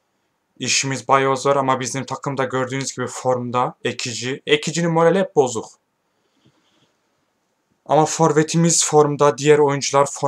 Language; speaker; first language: Turkish; native; Turkish